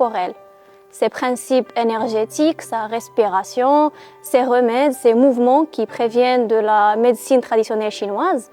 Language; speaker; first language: French; non-native, local second language; Arabic